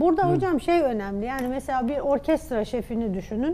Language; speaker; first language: Turkish; native; Turkish